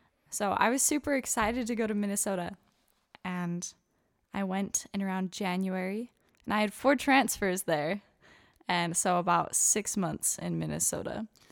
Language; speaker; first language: English; native; English